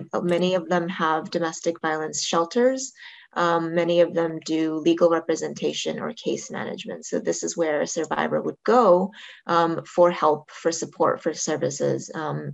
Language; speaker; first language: English; native; English